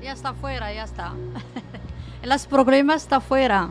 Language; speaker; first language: Spanish; non-native, learner; Arabic